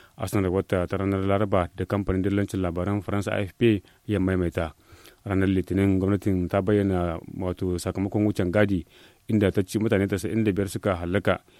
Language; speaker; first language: Hausa; native; Hausa